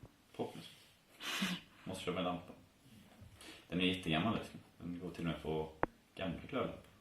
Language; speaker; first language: Swedish; native; Swedish